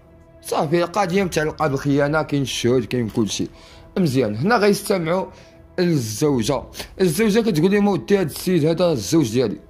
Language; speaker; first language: Arabic; native; Arabic